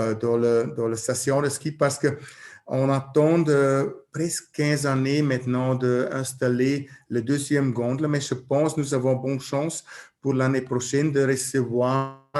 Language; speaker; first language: French; non-native, learner; German